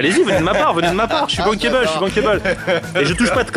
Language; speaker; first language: French; native; French